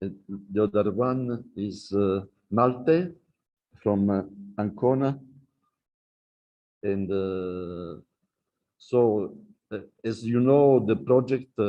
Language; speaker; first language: English; non-native, learner; Italian